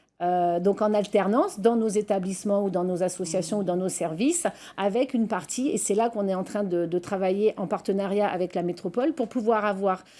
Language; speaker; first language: French; native; French